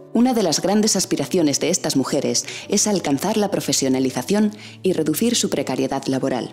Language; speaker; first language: Spanish; native; Spanish